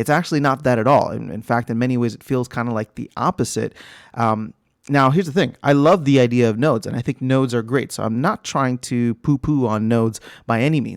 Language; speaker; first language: English; native; English